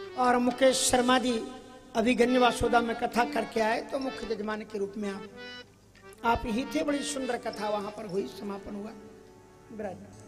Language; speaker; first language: Hindi; native; Hindi